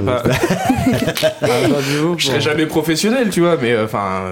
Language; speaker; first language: French; native; French